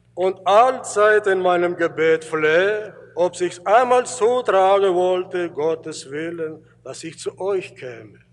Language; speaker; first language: German; early bilingual, heritage; German